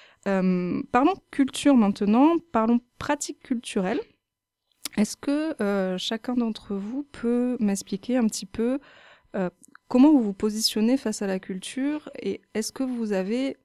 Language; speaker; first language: French; native; French